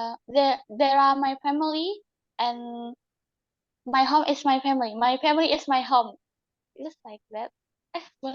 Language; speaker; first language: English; non-native, learner; Indonesian